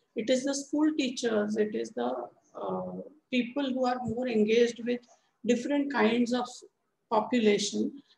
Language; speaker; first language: English; non-native, local second language; Marathi